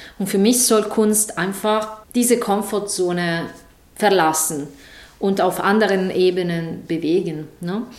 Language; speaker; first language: German; non-native, fluent; Italian